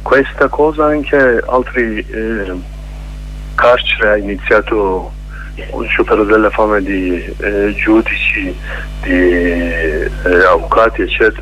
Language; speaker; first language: Italian; non-native, learner; Kurdish